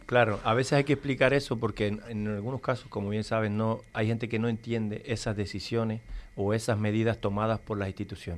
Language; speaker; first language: Spanish; native; Spanish